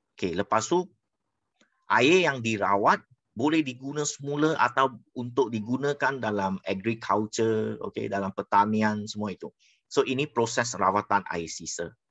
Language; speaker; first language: Malay; non-native, local second language; Chinese